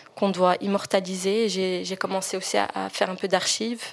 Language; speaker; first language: French; native; French